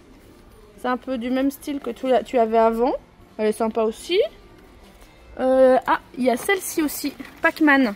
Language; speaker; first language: French; native; French